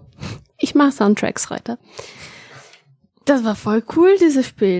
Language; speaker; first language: German; non-native, fluent; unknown